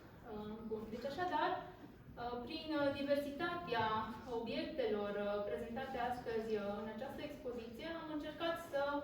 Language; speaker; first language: Romanian; native; Romanian